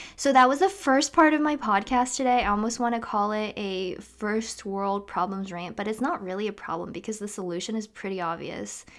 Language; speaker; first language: English; native; English